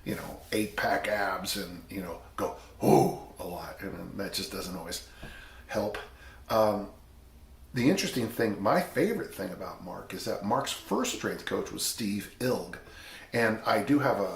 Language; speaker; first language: English; native; English